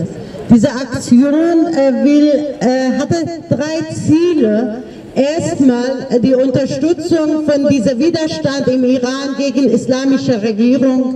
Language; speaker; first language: German; non-native, learner; Persian